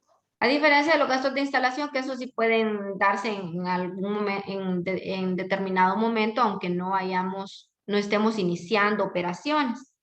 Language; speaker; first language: Spanish; native; Spanish